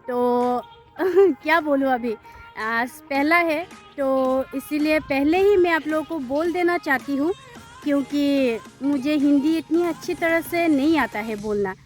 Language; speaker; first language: Hindi; non-native, local second language; Assamese